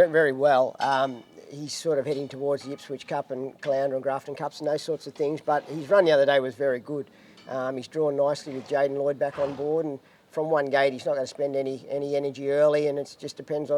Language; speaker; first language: English; native; English